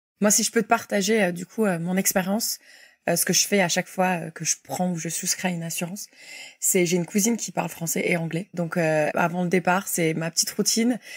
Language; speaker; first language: French; native; French